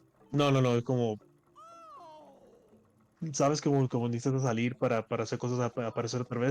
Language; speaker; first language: Spanish; early bilingual, heritage; English